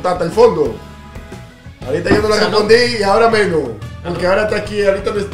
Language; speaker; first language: Spanish; native; Spanish